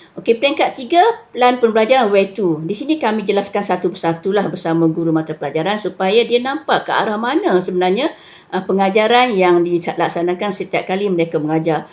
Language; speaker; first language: Malay; native; Malay